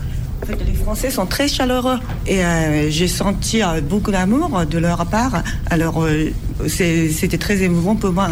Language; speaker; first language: French; non-native, fluent; Japanese